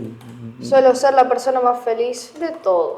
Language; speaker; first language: Spanish; non-native, fluent; Russian